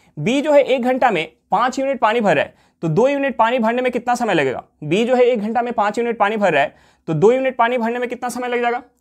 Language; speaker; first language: Hindi; native; Hindi